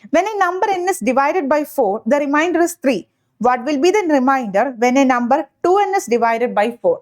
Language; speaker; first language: English; non-native, local second language; Malayalam